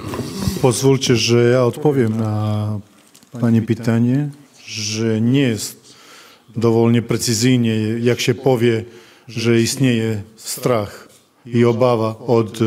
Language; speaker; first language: Polish; non-native, fluent; Serbian